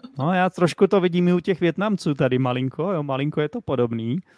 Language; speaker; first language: Czech; native; Czech